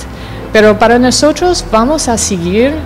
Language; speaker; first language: Spanish; non-native, fluent; English